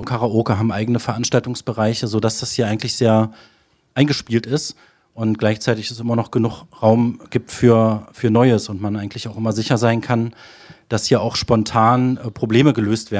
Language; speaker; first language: German; native; German